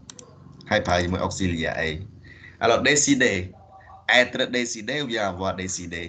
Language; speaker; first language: French; non-native, fluent; Khmer